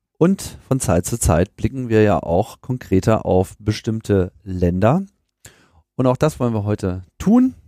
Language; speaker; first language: German; native; German